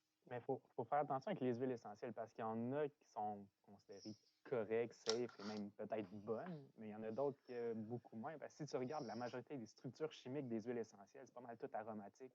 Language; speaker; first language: French; native; French